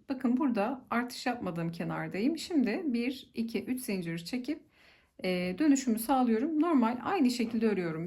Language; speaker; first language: Turkish; native; Turkish